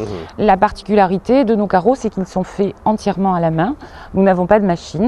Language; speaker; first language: French; native; French